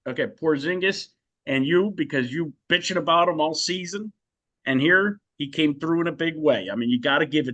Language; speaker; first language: English; native; English